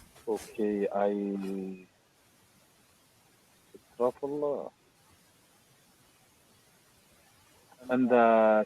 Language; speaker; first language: English; non-native, learner; Arabic